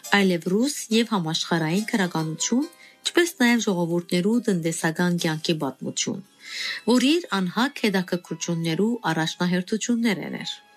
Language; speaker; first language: Armenian; native; Armenian